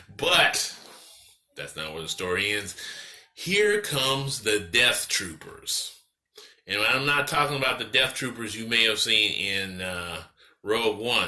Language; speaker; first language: English; native; English